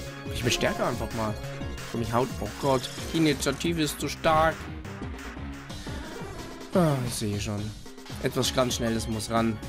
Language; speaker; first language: German; native; German